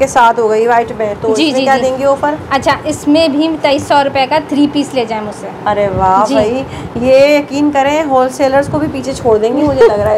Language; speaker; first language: Urdu; native; Urdu